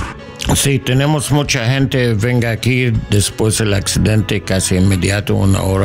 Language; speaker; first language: Spanish; non-native, learner; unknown